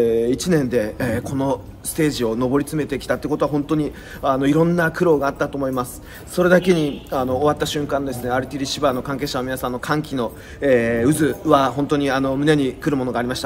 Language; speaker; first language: Japanese; native; Japanese